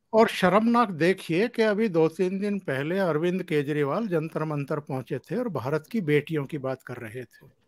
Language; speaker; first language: Hindi; native; Hindi